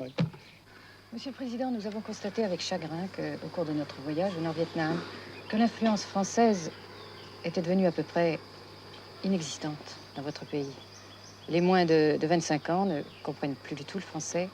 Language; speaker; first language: French; native; French